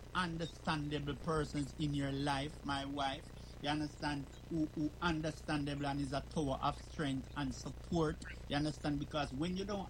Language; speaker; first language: English; non-native, local second language; Jamaican Creole English